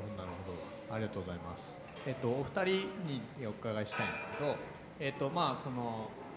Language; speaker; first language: Japanese; native; Japanese